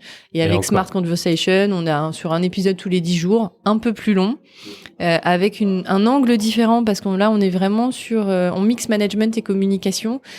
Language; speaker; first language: French; native; French